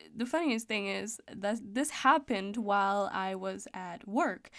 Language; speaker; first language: English; non-native, fluent; Danish